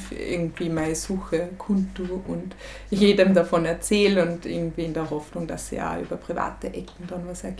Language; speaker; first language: German; native; German